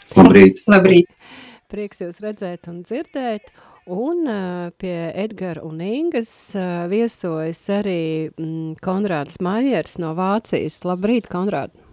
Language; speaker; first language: Latvian; native; Latvian